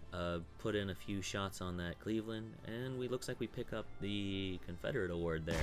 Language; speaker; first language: English; native; English